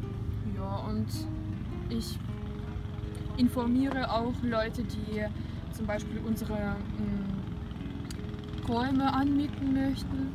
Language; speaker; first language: German; non-native, learner; Russian